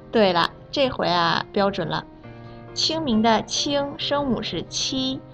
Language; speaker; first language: Chinese; native; Chinese